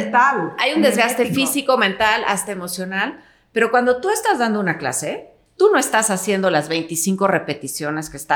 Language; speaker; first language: Spanish; native; Spanish